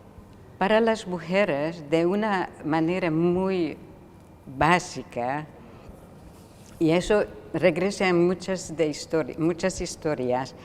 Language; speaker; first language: Spanish; non-native, fluent; Hungarian